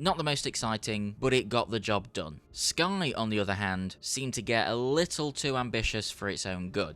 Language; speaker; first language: English; native; English